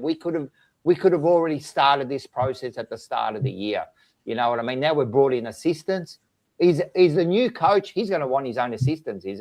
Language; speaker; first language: English; native; English